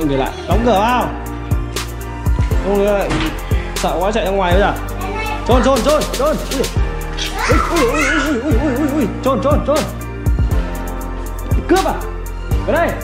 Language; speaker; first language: Vietnamese; native; Vietnamese